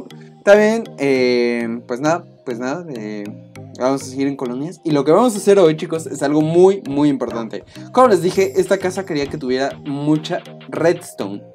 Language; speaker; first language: Spanish; native; Spanish